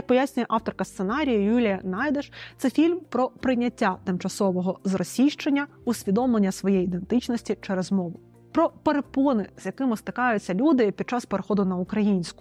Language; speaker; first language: Ukrainian; non-native, local second language; Russian